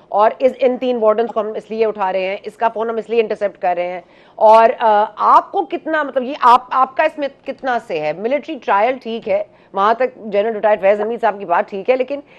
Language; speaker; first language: Urdu; native; Urdu